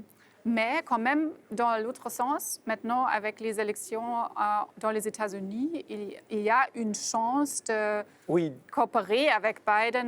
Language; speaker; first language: French; non-native, fluent; German